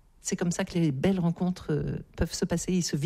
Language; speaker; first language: French; native; French